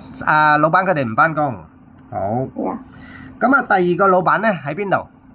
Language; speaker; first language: Cantonese; native; Cantonese